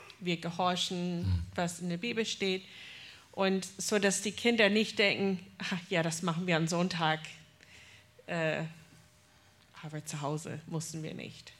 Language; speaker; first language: German; non-native, fluent; English